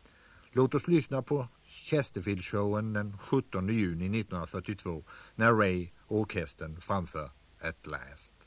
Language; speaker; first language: Swedish; native; Swedish